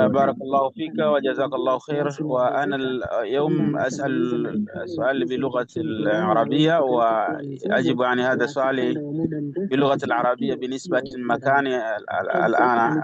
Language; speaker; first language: Arabic; non-native, learner; Swahili